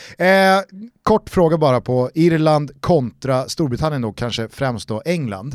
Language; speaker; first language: Swedish; native; Swedish